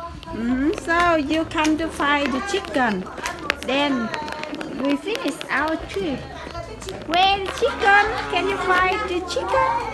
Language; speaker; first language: English; non-native, fluent; Vietnamese